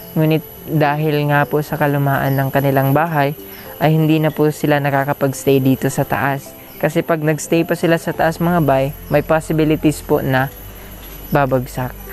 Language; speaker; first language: Filipino; non-native, local second language; Cebuano